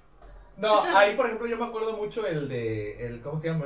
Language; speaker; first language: Spanish; native; Spanish